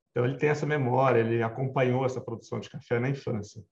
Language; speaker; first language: Portuguese; native; Portuguese